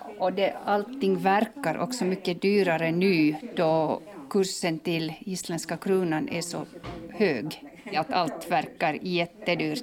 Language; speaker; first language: Swedish; non-native, fluent; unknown